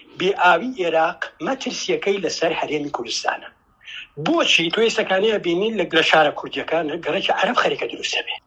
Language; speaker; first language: Central Kurdish; native; Central Kurdish